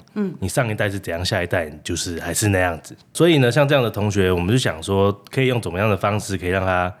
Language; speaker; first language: Chinese; native; Chinese